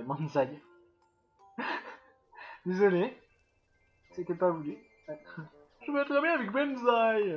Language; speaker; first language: French; native; French